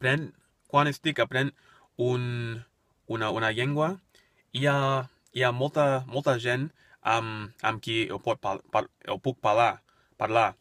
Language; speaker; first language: Catalan; non-native, learner; English